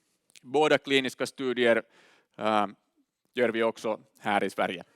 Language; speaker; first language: Swedish; non-native, learner; Finnish